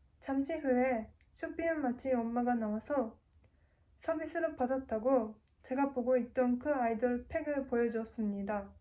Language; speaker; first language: Korean; non-native, learner; Japanese